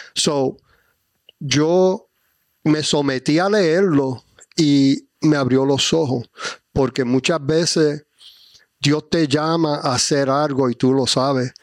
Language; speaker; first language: Spanish; early bilingual, heritage; Spanish